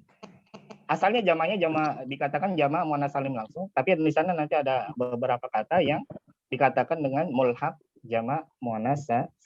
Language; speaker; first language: Indonesian; native; Indonesian